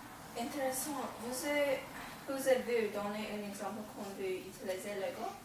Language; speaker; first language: French; non-native, learner; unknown